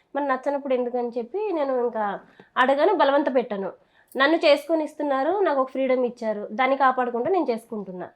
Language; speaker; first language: Telugu; native; Telugu